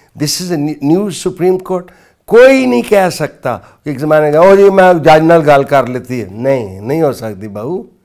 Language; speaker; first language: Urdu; non-native, local second language; Punjabi